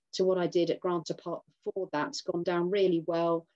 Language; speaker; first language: English; native; English